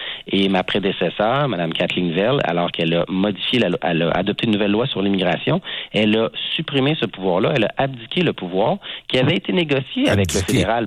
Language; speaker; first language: French; native; French